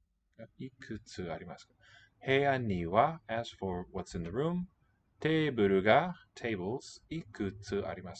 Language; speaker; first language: Japanese; non-native, learner; English